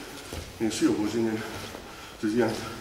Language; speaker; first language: Chinese; non-native, learner; English